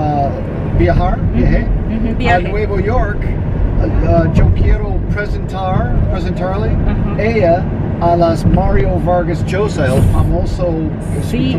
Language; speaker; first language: Spanish; non-native, learner; English